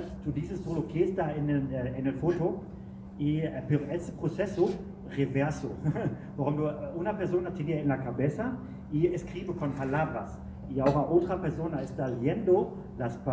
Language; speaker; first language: Spanish; non-native, learner; German